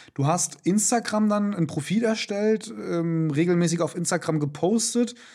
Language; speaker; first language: German; native; German